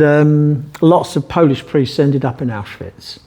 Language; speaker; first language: English; native; English